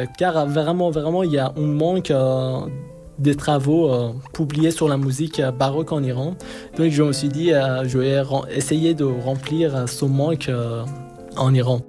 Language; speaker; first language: French; non-native, fluent; Persian